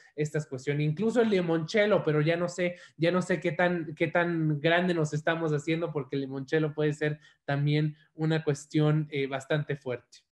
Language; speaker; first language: Spanish; native; Spanish